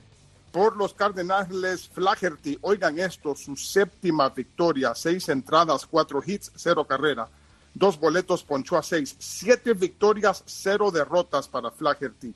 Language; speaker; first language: Spanish; native; Spanish